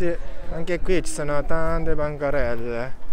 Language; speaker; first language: Italian; non-native, learner; Japanese